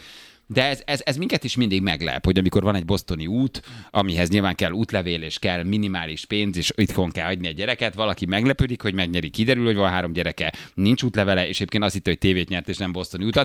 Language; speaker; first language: Hungarian; native; Hungarian